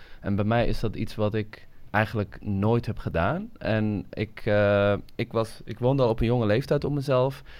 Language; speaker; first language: Dutch; early bilingual, other home language; Somali